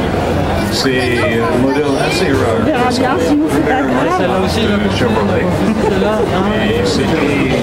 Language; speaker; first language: French; non-native, fluent; English